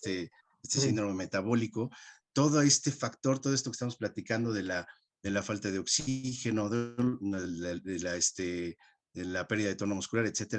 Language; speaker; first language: Spanish; native; Spanish